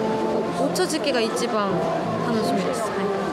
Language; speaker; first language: Japanese; non-native, learner; Korean